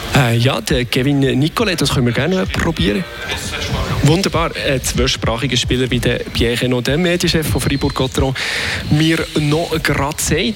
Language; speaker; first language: German; native; German